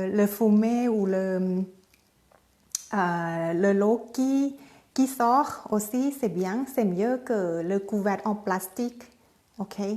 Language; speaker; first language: French; non-native, learner; Thai